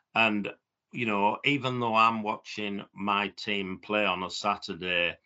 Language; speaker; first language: English; native; English